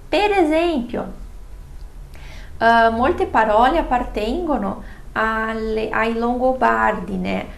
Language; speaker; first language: Italian; non-native, fluent; Portuguese